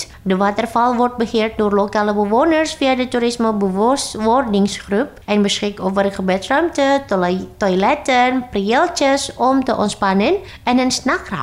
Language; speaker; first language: Dutch; non-native, fluent; Indonesian